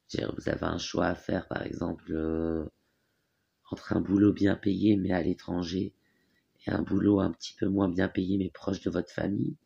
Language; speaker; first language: French; native; French